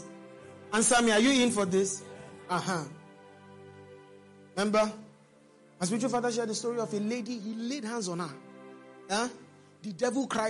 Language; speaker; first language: English; non-native, local second language; Yoruba